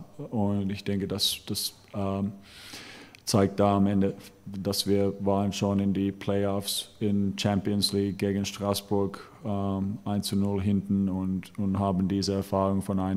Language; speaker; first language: German; non-native, fluent; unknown